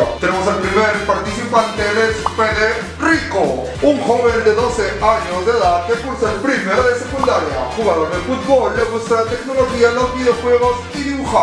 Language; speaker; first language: Spanish; native; Spanish